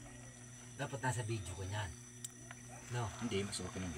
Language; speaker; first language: Filipino; native; Filipino